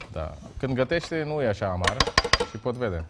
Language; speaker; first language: Romanian; non-native, learner; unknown